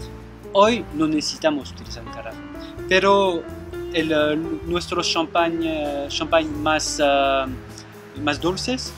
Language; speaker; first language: Spanish; non-native, fluent; French